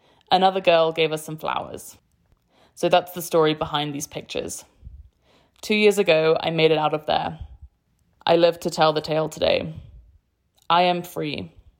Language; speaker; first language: English; native; English